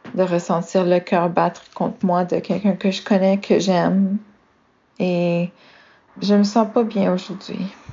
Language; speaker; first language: French; native; French